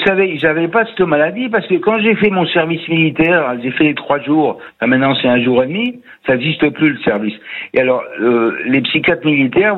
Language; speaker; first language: French; native; French